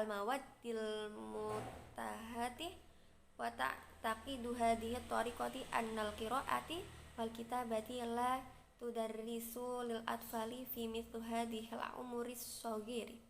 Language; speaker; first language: Arabic; non-native, learner; Indonesian